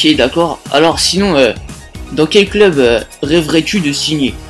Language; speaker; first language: French; native; French